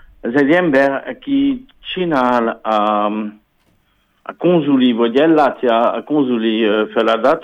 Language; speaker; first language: Hungarian; non-native, learner; French